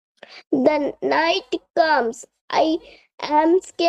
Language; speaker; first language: English; non-native, learner; Bangla